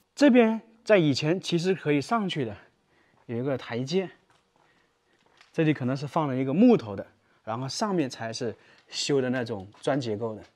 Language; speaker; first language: Chinese; native; Chinese